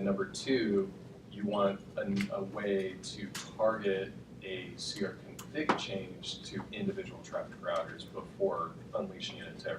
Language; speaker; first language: English; native; English